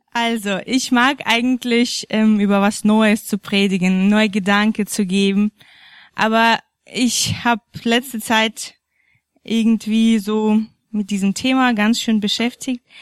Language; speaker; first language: German; non-native, fluent; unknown